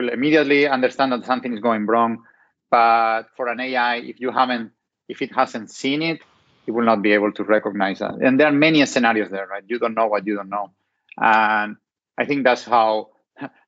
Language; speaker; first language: English; non-native, fluent; Spanish